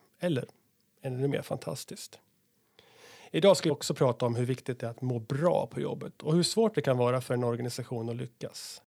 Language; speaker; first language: Swedish; native; Swedish